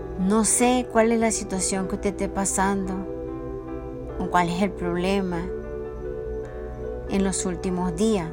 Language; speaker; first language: Spanish; native; Spanish